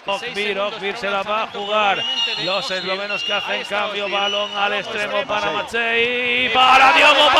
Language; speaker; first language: Spanish; native; Spanish